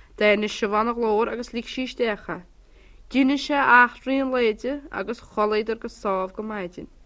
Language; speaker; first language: Irish; native; Irish